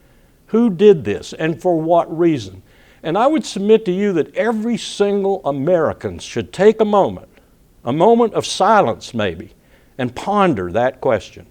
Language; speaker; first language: English; native; English